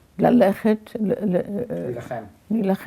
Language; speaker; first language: Hebrew; early bilingual, other home language; Yiddish